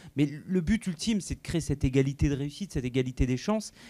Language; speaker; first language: French; native; French